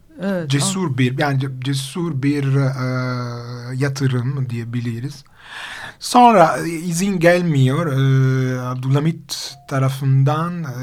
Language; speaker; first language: Turkish; non-native, fluent; Italian